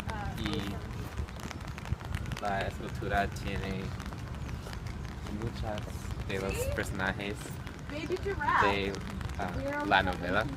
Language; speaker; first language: Spanish; non-native, learner; English